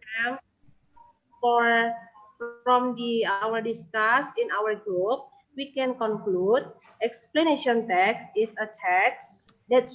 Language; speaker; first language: English; non-native, learner; Indonesian